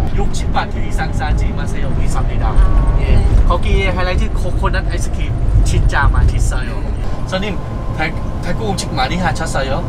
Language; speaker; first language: Korean; non-native, fluent; Thai